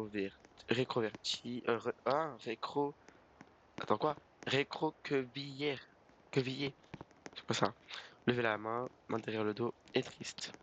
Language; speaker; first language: French; native; French